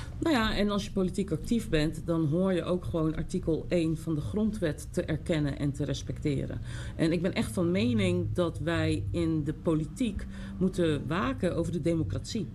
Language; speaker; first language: Dutch; native; Dutch